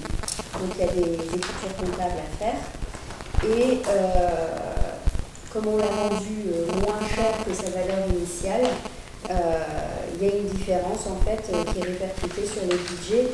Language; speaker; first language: French; native; French